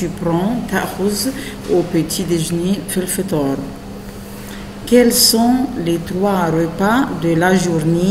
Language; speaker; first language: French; non-native, fluent; Arabic